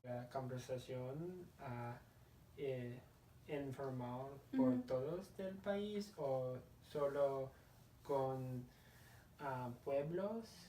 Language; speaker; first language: Spanish; non-native, learner; English